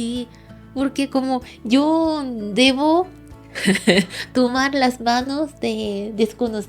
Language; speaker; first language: Spanish; non-native, learner; Korean